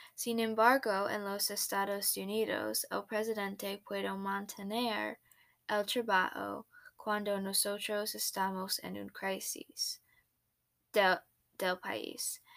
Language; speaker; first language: Spanish; non-native, learner; English